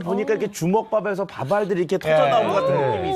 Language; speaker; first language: Korean; native; Korean